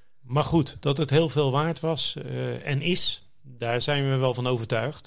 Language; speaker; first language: Dutch; native; Dutch